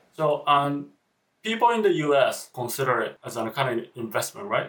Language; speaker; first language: English; non-native, fluent; Japanese